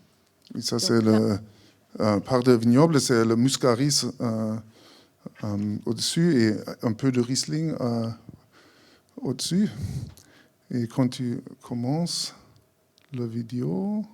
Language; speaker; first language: French; non-native, fluent; German